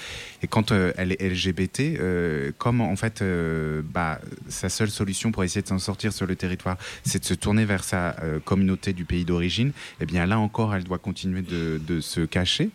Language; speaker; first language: French; native; French